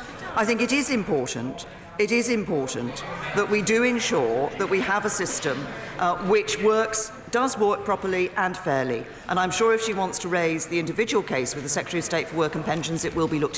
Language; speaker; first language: English; native; English